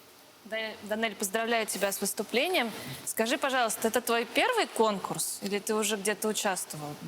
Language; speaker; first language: Russian; native; Russian